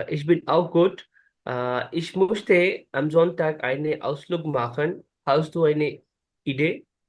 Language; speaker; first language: German; non-native, learner; Urdu